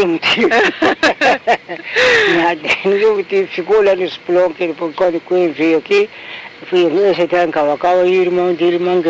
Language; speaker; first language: Portuguese; non-native, local second language; Tsonga